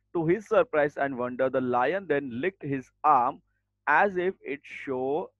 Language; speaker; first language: English; non-native, local second language; Marathi